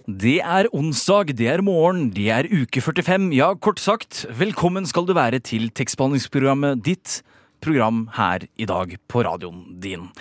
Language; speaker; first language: Norwegian; native; Norwegian